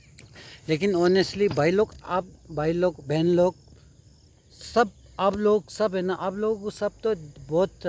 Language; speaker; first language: Hindi; non-native, local second language; Tibetan